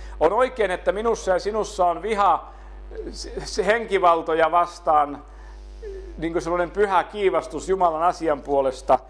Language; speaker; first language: Finnish; native; Finnish